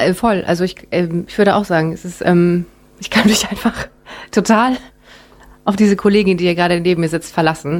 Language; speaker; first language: German; early bilingual, other home language; Japanese